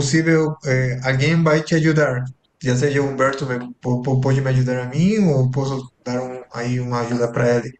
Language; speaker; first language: Portuguese; non-native, fluent; Spanish